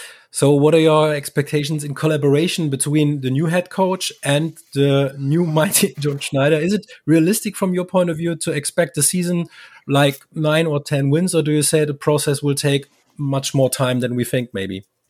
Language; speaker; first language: English; non-native, fluent; German